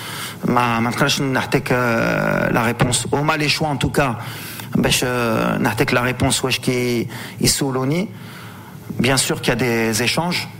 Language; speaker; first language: French; non-native, local second language; Arabic